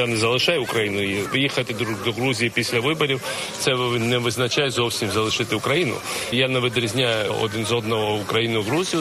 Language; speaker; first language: Ukrainian; non-native, fluent; Georgian